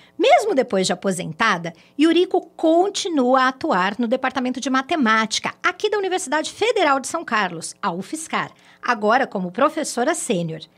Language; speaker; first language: Portuguese; native; Portuguese